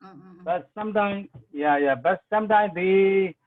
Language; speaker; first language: English; non-native, learner; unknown